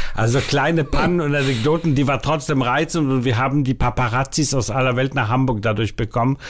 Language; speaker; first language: German; non-native, fluent; Danish